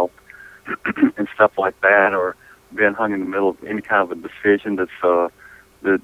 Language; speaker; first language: English; native; English